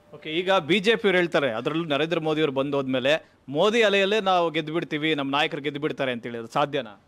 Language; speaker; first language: Kannada; native; Kannada